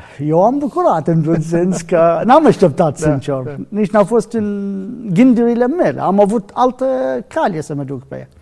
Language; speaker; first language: Romanian; non-native, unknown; Arabic